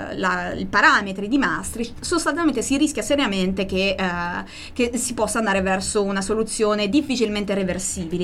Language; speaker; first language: Italian; native; Italian